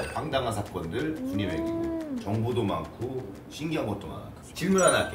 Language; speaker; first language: Korean; native; Korean